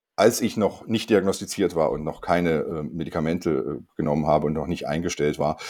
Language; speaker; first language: German; non-native, fluent; Korean